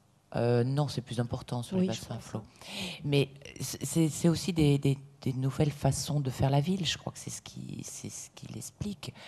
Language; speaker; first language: French; native; French